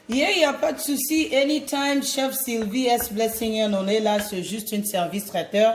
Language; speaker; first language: French; non-native, local second language; Lingala